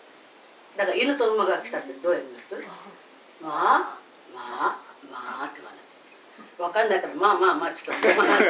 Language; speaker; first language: Japanese; native; Japanese